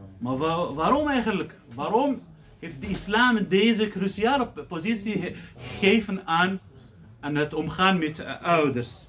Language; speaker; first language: Dutch; non-native, fluent; Arabic